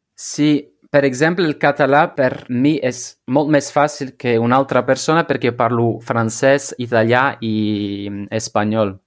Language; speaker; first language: Catalan; non-native, learner; Dutch